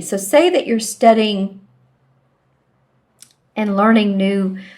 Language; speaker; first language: English; native; English